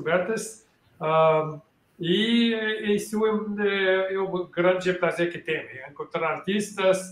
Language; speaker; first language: Portuguese; non-native, learner; French